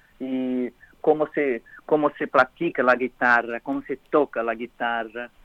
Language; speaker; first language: Spanish; non-native, learner; Portuguese